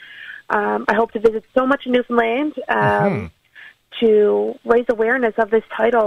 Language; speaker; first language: English; native; English